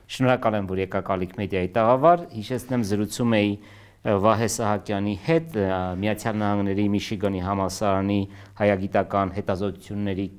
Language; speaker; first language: Armenian; native; Armenian